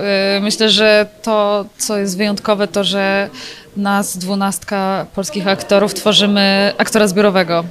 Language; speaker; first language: Polish; native; Polish